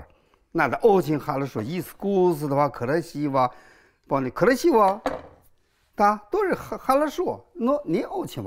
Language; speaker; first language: Russian; non-native, learner; Chinese